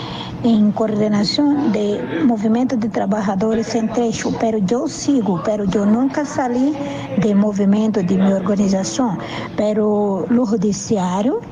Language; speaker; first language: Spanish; non-native, learner; Portuguese